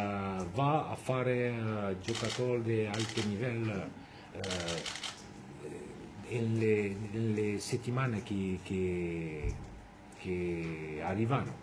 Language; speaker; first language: Italian; non-native, fluent; French